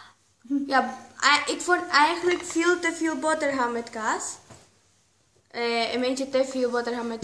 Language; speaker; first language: Dutch; non-native, learner; Spanish